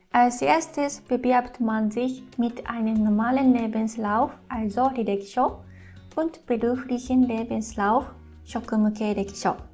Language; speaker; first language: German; non-native, fluent; Japanese